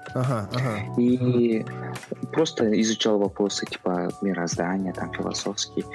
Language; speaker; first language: Russian; non-native, local second language; Kazakh